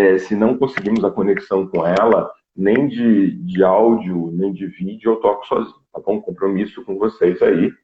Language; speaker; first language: Portuguese; native; Portuguese